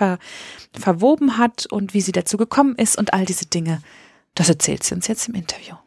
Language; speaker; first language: German; native; German